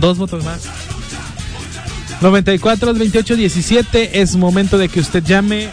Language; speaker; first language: Spanish; native; Spanish